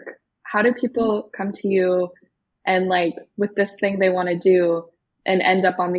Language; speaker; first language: English; native; English